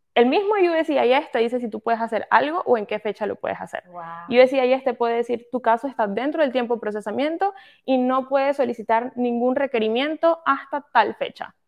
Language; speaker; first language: Spanish; native; Spanish